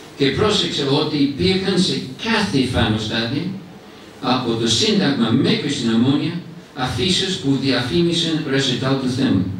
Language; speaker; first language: Greek; non-native, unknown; English